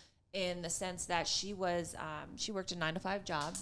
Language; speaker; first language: English; native; English